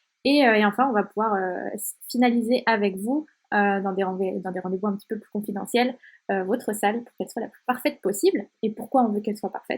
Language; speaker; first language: French; native; French